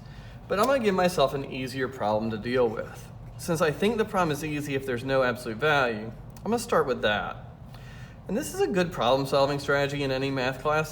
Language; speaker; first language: English; native; English